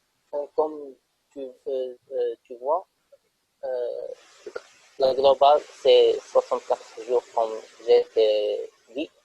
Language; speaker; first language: French; non-native, local second language; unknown